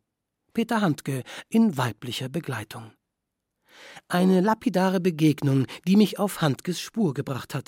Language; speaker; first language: German; native; German